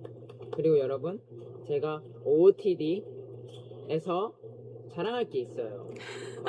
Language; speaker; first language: Korean; non-native, fluent; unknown